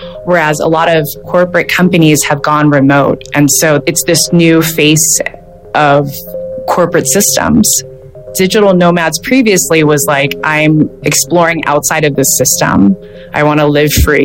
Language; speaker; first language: English; native; English